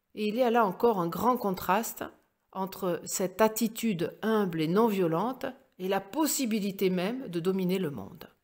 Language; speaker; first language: French; native; French